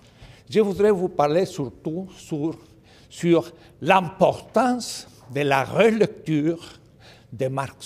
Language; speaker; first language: French; non-native, fluent; Spanish